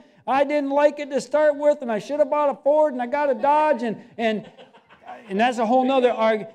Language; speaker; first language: English; native; English